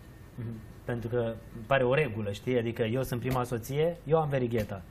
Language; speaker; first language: Romanian; native; Romanian